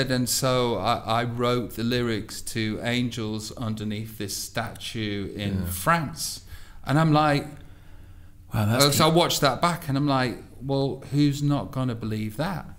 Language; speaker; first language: English; native; English